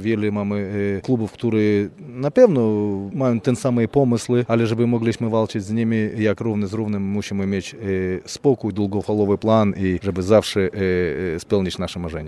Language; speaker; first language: Polish; non-native, fluent; Russian